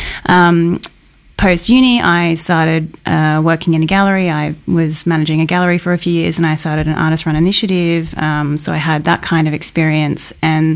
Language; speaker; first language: English; native; English